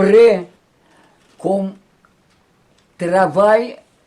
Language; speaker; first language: French; non-native, learner; Russian